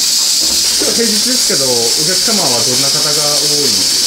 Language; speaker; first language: Japanese; native; Japanese